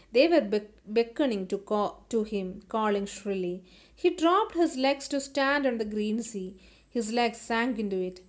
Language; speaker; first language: English; non-native, local second language; Malayalam